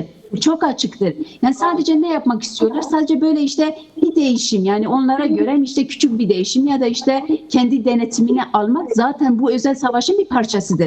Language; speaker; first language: Turkish; non-native, fluent; Kurdish